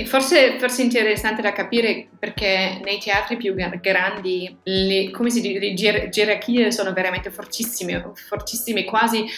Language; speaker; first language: Italian; non-native, fluent; German